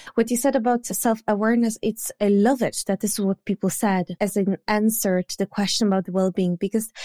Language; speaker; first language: English; non-native, fluent; Polish